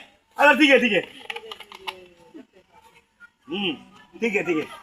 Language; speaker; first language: Hindi; non-native, local second language; Bangla